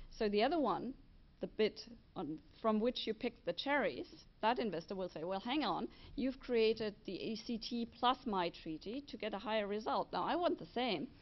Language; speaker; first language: English; non-native, fluent; German